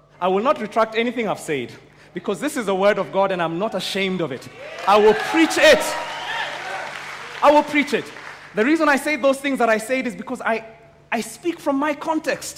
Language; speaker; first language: English; non-native, local second language; Kikuyu